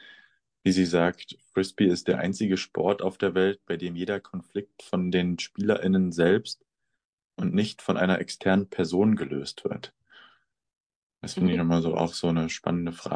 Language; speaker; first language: German; native; German